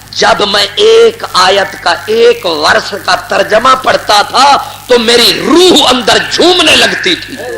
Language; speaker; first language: Urdu; non-native, local second language; Punjabi